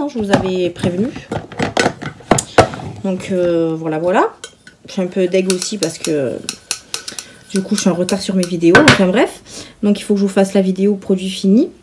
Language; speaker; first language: French; native; French